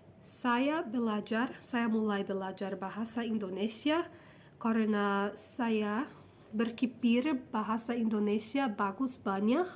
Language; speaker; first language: Indonesian; non-native, learner; Portuguese